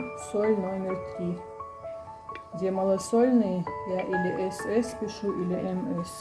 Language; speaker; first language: Russian; non-native, local second language; Chechen